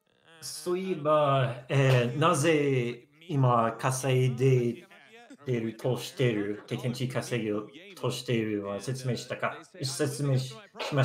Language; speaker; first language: Japanese; non-native, learner; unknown